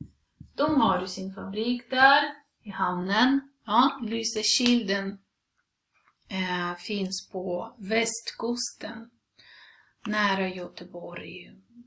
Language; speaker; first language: Swedish; non-native, fluent; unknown